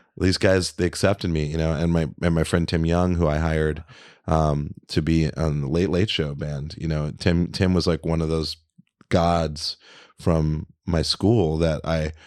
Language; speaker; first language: English; early bilingual, other home language; French